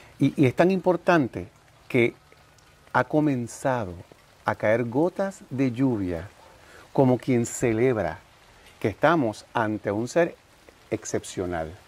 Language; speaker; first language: Spanish; native; Spanish